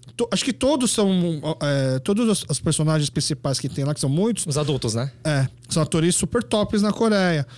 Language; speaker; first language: Portuguese; early bilingual, other home language; Korean